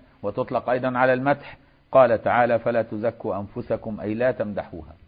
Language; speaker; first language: Arabic; native; Arabic